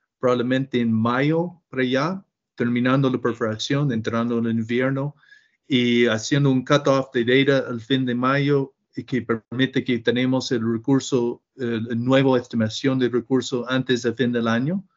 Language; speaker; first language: Spanish; non-native, learner; English